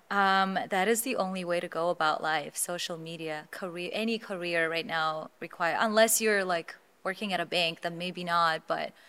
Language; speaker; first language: English; non-native, fluent; Azerbaijani